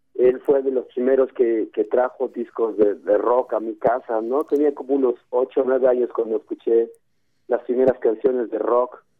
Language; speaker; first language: Spanish; non-native, local second language; Tzotzil